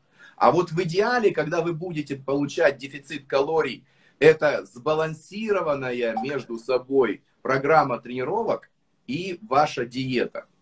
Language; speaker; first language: Russian; native; Russian